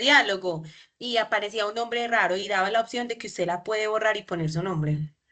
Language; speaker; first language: Spanish; native; Spanish